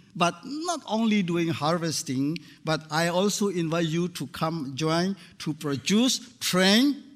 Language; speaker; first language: English; non-native, fluent; Burmese